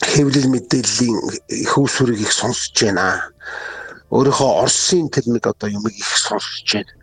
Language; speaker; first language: Mongolian; native; Mongolian